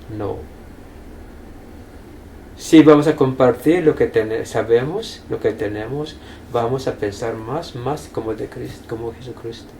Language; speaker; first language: Spanish; non-native, fluent; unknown